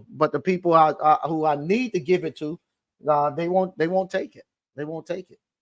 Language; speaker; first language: English; native; English